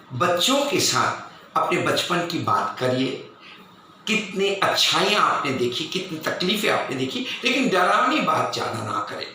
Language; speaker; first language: Hindi; non-native, local second language; Bangla